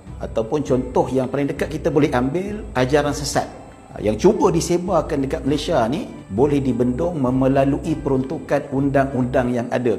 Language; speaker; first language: Malay; native; Malay